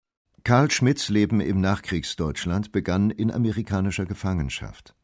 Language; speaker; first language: German; native; German